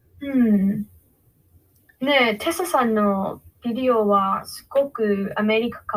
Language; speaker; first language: Japanese; non-native, learner; English